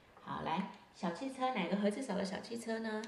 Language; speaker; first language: Chinese; native; Chinese